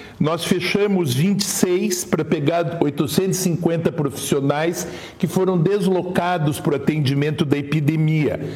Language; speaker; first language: Portuguese; native; Portuguese